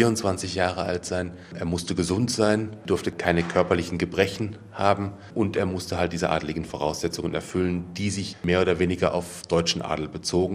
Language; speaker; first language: German; native; German